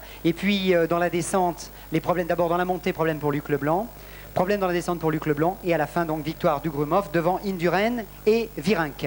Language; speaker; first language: French; native; French